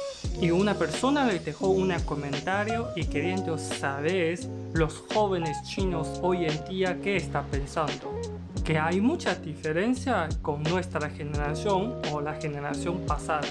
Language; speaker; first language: Spanish; non-native, learner; Chinese